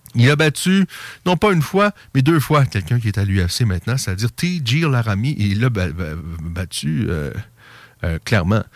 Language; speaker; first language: French; native; French